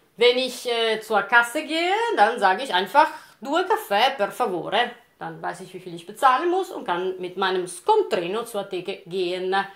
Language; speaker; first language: German; non-native, fluent; Italian